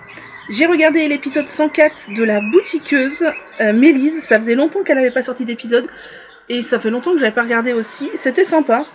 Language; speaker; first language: French; native; French